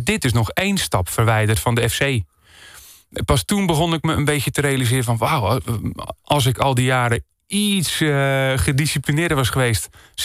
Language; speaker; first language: Dutch; native; Dutch